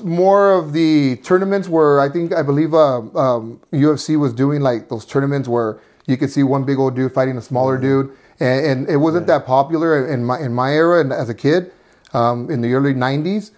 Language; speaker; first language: English; early bilingual, other home language; Spanish